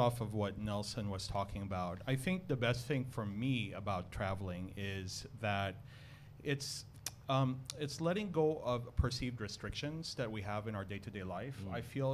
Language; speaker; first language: English; non-native, local second language; Filipino